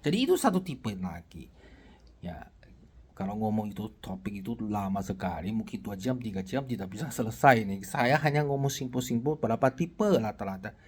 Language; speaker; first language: Indonesian; non-native, fluent; Chinese